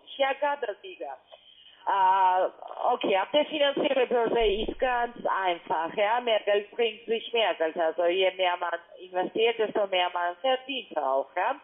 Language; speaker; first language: German; non-native, fluent; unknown